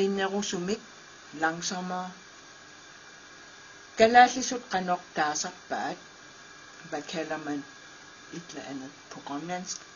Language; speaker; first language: Danish; non-native, local second language; Kalaallisut